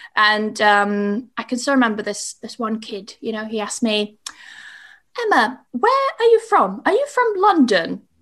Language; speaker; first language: English; native; English